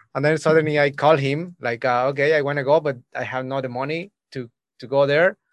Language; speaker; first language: English; non-native, learner; Spanish